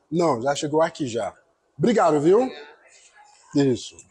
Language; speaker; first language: Portuguese; non-native, fluent; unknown